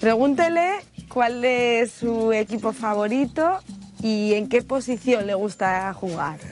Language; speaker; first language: Spanish; native; Spanish